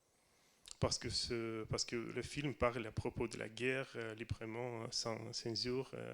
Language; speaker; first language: French; non-native, learner; Russian